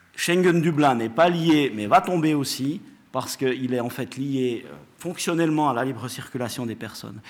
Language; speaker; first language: French; native; French